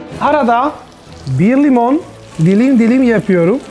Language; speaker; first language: Turkish; non-native, learner; Italian